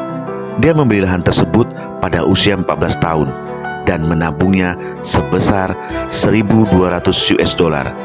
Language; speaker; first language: Indonesian; native; Indonesian